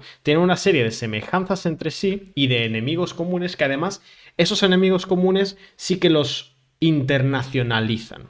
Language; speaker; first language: Spanish; native; Spanish